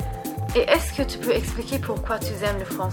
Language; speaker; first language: French; non-native, learner; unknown